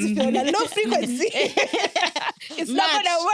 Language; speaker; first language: English; non-native, local second language; Swahili